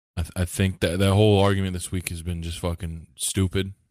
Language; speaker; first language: English; early bilingual, other home language; Japanese